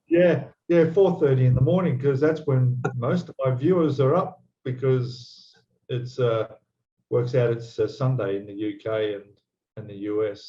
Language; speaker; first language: English; native; English